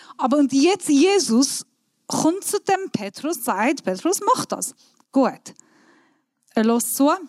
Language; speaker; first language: German; non-native, fluent; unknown